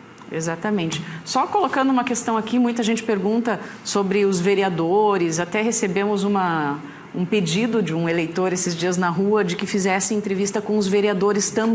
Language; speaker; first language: Portuguese; native; Portuguese